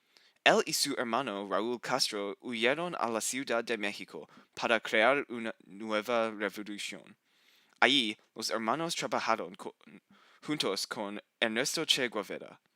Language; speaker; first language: Spanish; non-native, learner; English